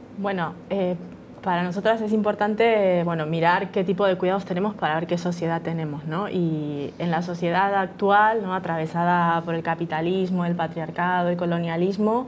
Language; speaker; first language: Spanish; native; Spanish